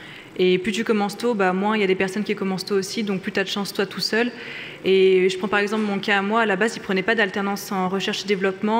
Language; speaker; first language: French; native; French